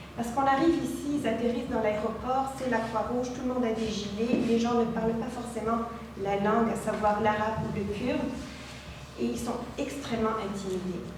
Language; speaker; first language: French; non-native, local second language; Arabic